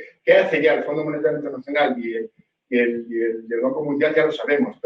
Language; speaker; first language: Spanish; native; Spanish